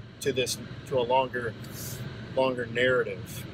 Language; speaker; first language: English; native; English